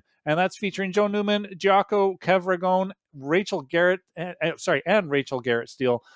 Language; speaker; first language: English; native; English